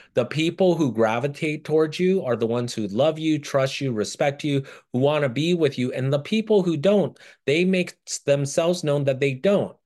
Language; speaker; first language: English; early bilingual, other home language; Japanese